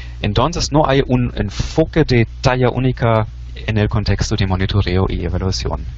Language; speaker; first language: Spanish; non-native, fluent; German